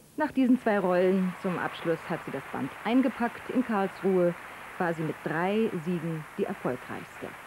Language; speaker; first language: German; native; German